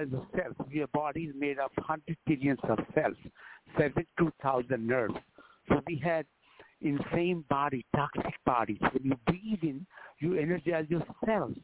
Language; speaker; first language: English; non-native, local second language; Hindi